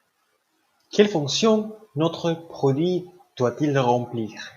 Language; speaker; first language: French; non-native, learner; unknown